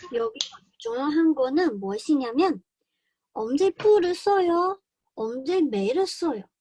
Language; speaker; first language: Korean; non-native, learner; Chinese